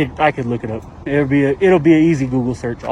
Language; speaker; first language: English; native; English